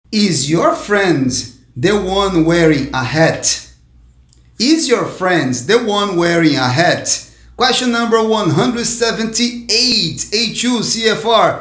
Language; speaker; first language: English; non-native, fluent; Portuguese